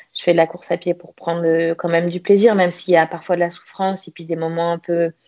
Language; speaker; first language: French; native; French